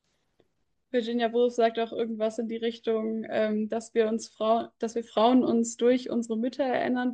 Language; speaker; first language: German; native; German